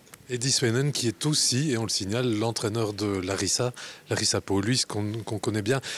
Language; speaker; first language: French; native; French